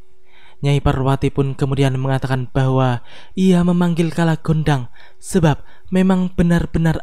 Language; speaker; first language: Indonesian; native; Indonesian